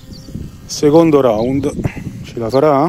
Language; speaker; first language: Italian; native; Italian